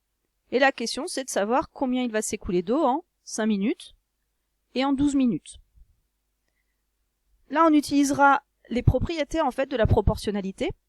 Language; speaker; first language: French; native; French